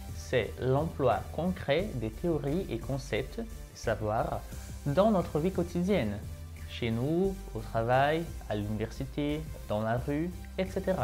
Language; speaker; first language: French; non-native, fluent; Portuguese